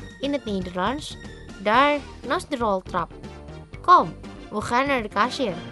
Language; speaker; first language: Dutch; non-native, fluent; Indonesian